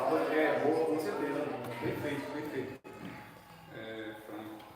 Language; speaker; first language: Portuguese; native; Portuguese